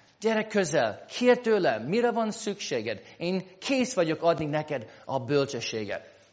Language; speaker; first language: Hungarian; non-native, fluent; English